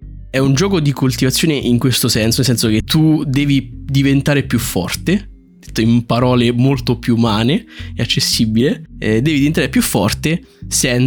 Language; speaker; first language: Italian; native; Italian